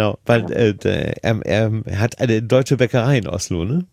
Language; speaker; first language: German; native; German